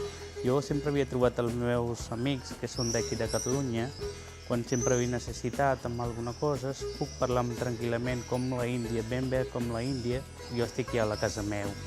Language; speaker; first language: Catalan; non-native, learner; Punjabi